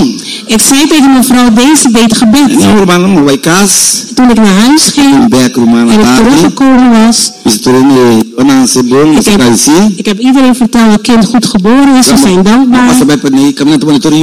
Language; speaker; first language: Dutch; non-native, local second language; Papiamento